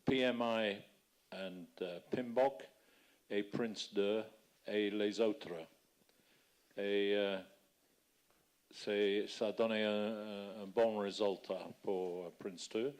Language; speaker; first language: French; non-native, fluent; English